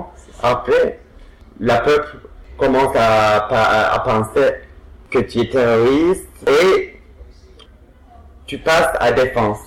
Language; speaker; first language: French; non-native, fluent; Turkish